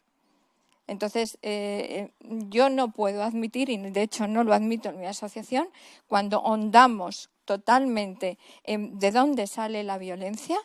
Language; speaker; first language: Spanish; native; Spanish